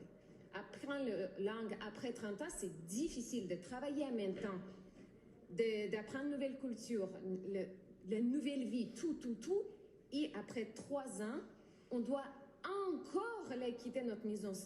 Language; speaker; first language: French; non-native, learner; Ukrainian